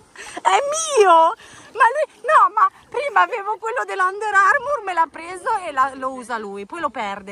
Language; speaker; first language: Italian; native; Italian